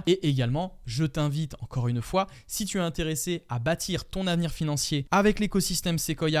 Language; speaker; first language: French; native; French